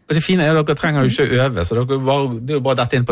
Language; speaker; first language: Norwegian; native; Norwegian